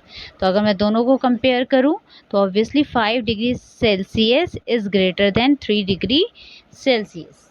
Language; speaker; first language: Hindi; native; Hindi